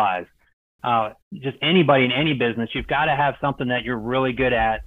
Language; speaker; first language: English; native; English